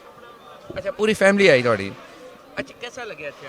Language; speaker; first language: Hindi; non-native, local second language; Punjabi